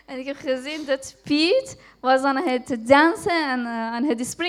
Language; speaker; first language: Dutch; non-native, fluent; Persian